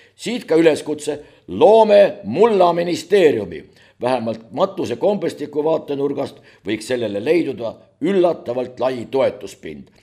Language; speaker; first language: Estonian; native; Estonian